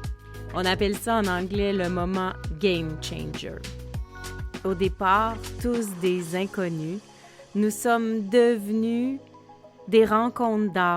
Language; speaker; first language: French; native; French